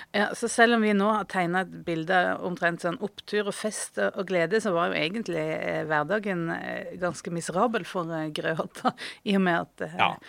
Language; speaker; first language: Norwegian; native; Norwegian